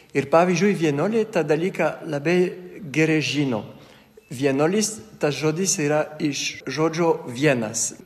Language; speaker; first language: Lithuanian; non-native, fluent; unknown